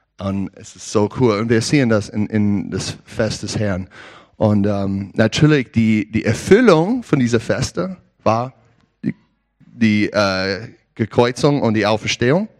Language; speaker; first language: German; non-native, learner; English